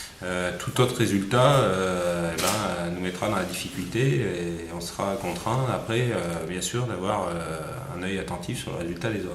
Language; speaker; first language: French; native; French